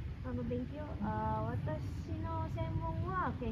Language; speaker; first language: Japanese; non-native, learner; Filipino